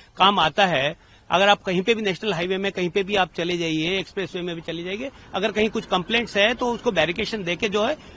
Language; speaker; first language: Hindi; non-native, local second language; Gujarati